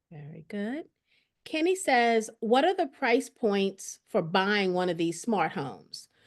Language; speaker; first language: English; native; English